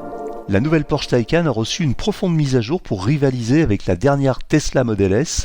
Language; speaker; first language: French; native; French